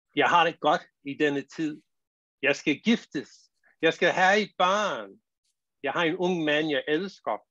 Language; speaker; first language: Danish; non-native, fluent; English